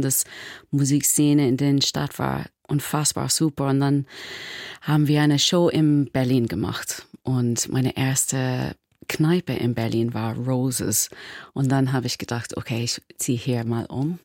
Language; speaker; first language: German; non-native, fluent; English